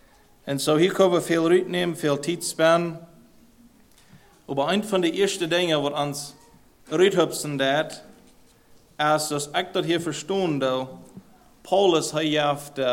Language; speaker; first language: Dutch; non-native, learner; German